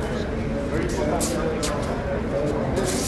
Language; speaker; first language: English; non-native, learner; Spanish